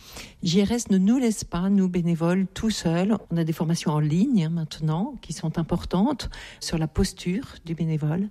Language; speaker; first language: French; native; French